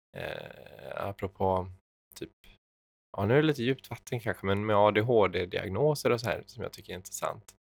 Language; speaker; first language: Swedish; native; Swedish